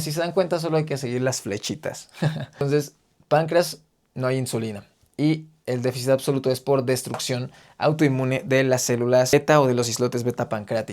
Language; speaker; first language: Spanish; native; Spanish